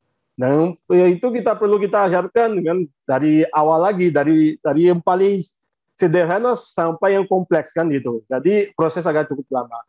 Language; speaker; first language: Indonesian; non-native, fluent; Portuguese